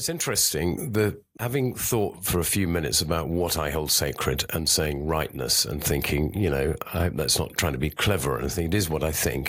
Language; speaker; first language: English; native; English